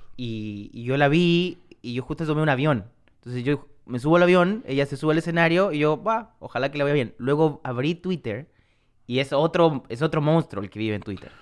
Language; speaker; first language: Spanish; native; Spanish